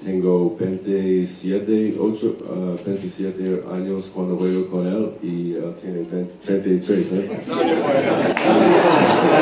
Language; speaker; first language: Spanish; non-native, learner; English